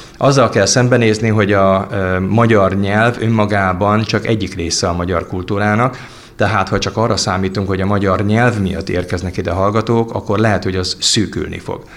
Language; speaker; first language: Hungarian; native; Hungarian